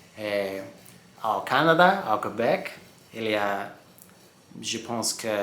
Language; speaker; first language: French; non-native, learner; English